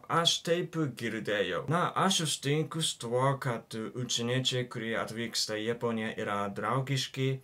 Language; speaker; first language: Lithuanian; non-native, learner; Japanese